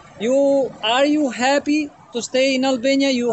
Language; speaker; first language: English; non-native, learner; Albanian